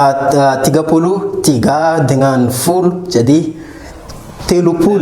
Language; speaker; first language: Indonesian; non-native, fluent; Malagasy